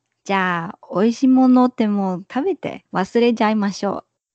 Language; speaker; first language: Japanese; non-native, learner; Chinese